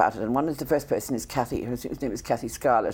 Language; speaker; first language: English; native; English